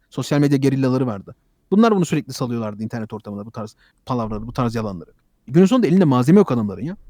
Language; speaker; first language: Turkish; early bilingual, heritage; Turkish